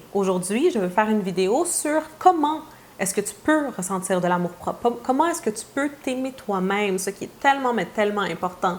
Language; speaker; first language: French; native; French